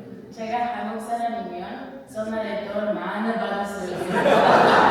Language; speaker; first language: Korean; non-native, learner; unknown